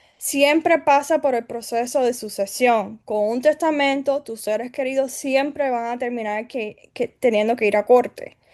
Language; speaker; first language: Spanish; early bilingual, heritage; Spanish